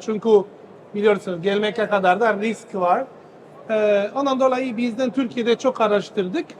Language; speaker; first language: Turkish; non-native, fluent; Italian